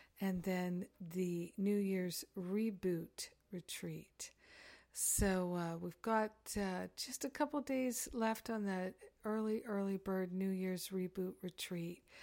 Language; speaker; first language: English; native; English